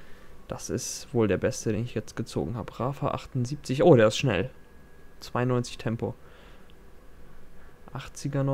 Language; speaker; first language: German; native; German